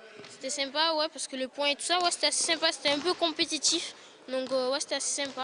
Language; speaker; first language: French; native; French